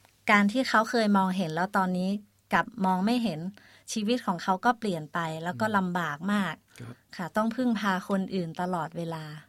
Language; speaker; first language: Thai; native; Thai